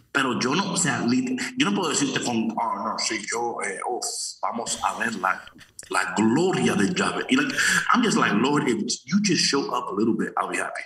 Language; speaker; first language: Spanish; early bilingual, heritage; Spanish